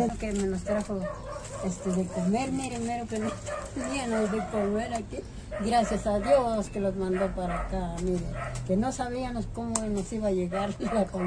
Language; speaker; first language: Spanish; native; Spanish